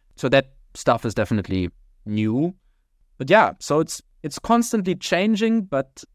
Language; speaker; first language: English; non-native, fluent; German